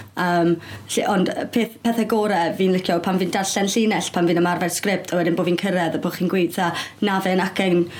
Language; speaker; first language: Welsh; native; Welsh